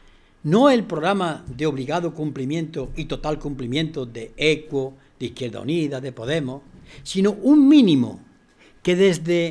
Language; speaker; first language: Spanish; native; Spanish